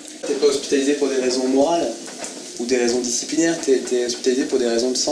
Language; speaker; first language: French; native; French